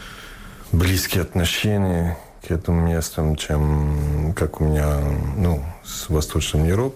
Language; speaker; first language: Russian; non-native, fluent; English